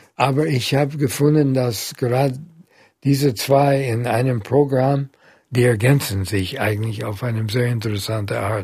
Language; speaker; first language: German; non-native, fluent; English